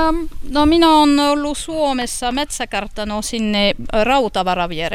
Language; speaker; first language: Finnish; non-native, learner; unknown